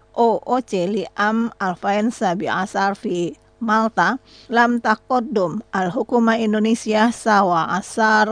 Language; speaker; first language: Arabic; non-native, fluent; Indonesian